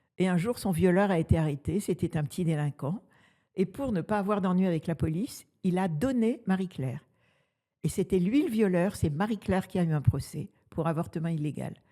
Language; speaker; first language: French; native; French